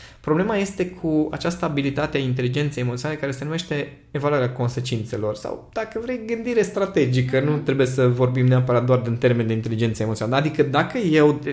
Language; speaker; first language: Romanian; non-native, local second language; Hungarian